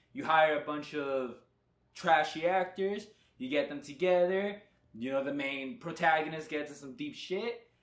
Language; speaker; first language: English; early bilingual, other home language; Spanish